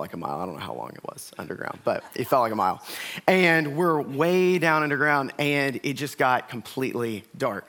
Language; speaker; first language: English; native; English